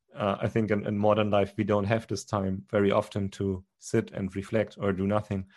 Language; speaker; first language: English; non-native, fluent; German